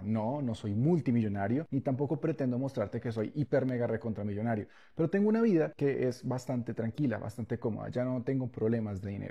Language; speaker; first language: Spanish; native; Spanish